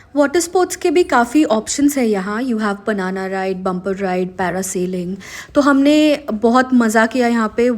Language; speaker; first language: Hindi; non-native, local second language; Marathi